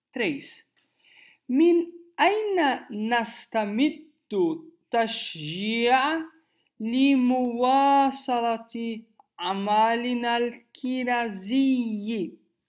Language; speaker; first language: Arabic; non-native, learner; Portuguese